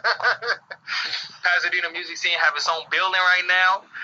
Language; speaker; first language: English; native; English